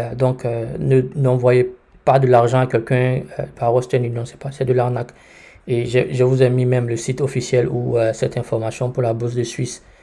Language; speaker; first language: French; native; French